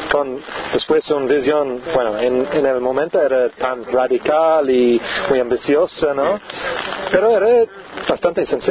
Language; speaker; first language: Spanish; non-native, learner; English